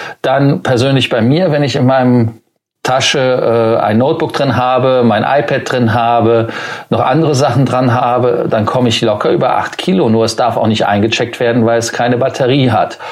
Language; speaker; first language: German; native; German